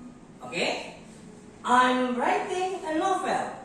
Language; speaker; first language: English; non-native, fluent; Indonesian